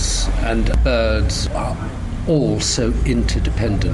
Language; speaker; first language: English; native; English